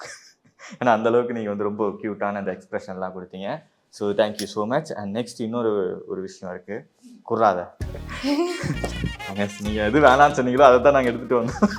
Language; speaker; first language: Tamil; native; Tamil